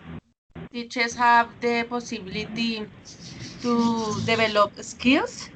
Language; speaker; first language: English; non-native, learner; Spanish